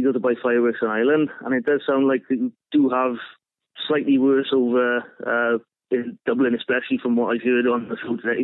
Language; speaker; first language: English; native; English